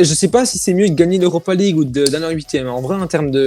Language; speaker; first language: French; native; French